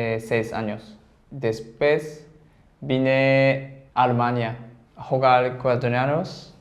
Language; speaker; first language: Spanish; non-native, learner; Japanese